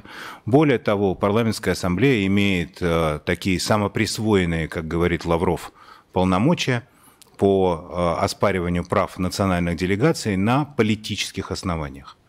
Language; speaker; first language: Russian; native; Russian